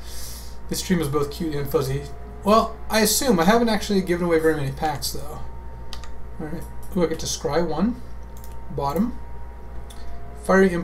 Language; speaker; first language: English; native; English